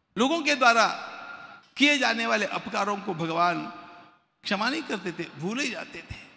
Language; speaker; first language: Hindi; non-native, local second language; Marathi